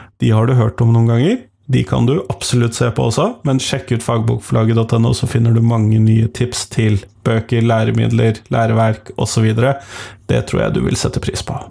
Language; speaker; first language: Norwegian; native; Norwegian